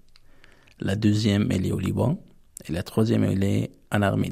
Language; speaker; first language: French; non-native, fluent; Armenian